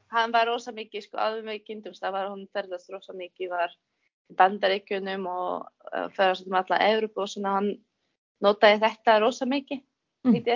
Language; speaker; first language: Icelandic; non-native, fluent; Czech